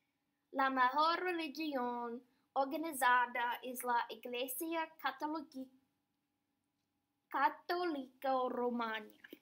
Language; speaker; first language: Spanish; non-native, learner; English